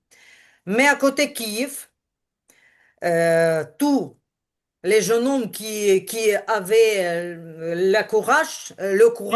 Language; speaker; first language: French; non-native, learner; Ukrainian